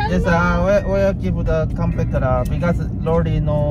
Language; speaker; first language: English; non-native, learner; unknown